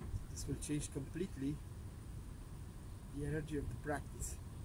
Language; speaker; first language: English; non-native, fluent; Romanian